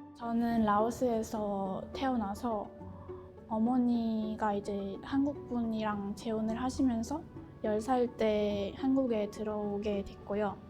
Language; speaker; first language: Korean; early bilingual, other home language; Lao